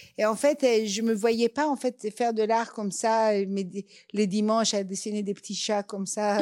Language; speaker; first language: French; non-native, fluent; Persian